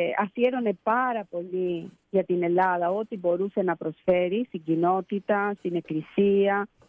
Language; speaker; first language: Greek; early bilingual, heritage; Spanish